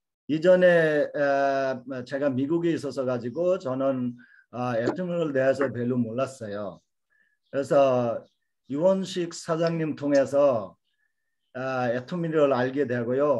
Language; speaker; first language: Korean; non-native, fluent; Bangla